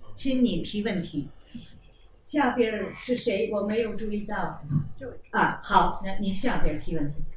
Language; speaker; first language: Chinese; non-native, fluent; Czech